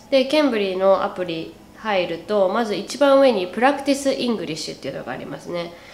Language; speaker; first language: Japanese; native; Japanese